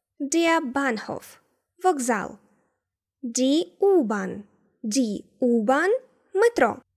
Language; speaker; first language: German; non-native, fluent; Ukrainian